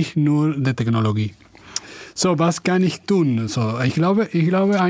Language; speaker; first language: German; non-native, fluent; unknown